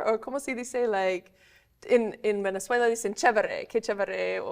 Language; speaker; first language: Spanish; non-native, fluent; English